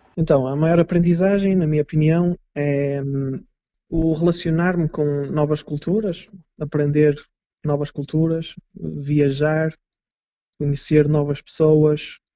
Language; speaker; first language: Portuguese; native; Portuguese